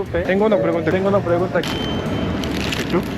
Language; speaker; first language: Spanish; non-native, learner; Korean